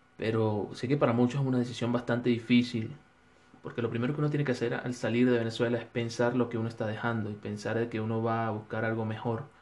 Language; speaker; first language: Spanish; native; Spanish